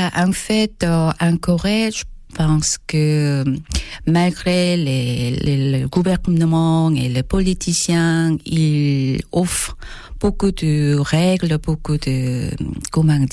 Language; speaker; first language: French; non-native, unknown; Korean